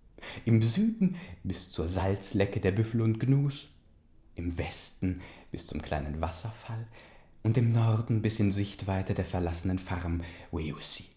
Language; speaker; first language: German; native; German